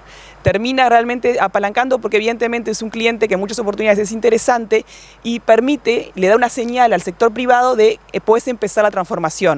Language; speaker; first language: Spanish; native; Spanish